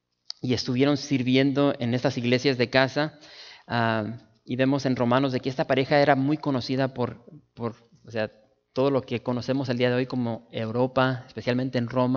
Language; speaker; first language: Spanish; native; Spanish